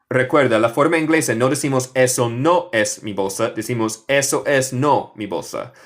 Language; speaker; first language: Spanish; non-native, fluent; English